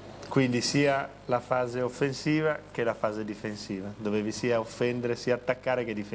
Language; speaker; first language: Italian; native; Italian